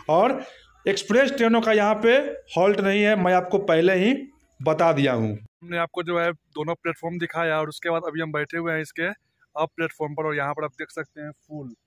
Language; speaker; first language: Hindi; native; Hindi